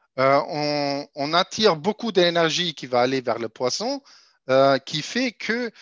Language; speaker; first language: French; non-native, fluent; German